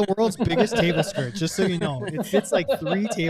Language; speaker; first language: English; native; English